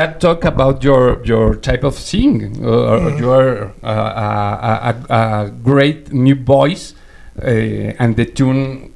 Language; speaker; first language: English; non-native, learner; Spanish